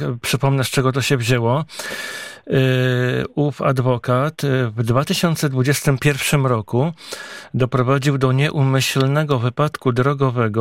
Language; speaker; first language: Polish; native; Polish